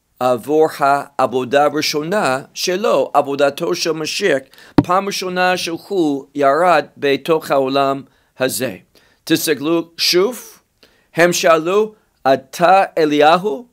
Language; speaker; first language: Hebrew; non-native, fluent; English